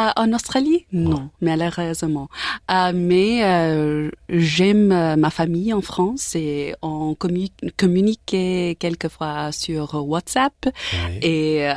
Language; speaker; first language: French; non-native, learner; English